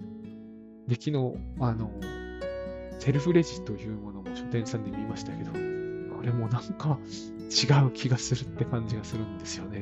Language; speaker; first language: Japanese; native; Japanese